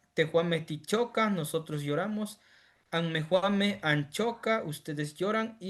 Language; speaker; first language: Spanish; native; Spanish